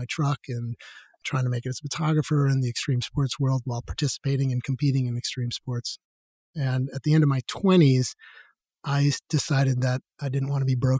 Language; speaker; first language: English; native; English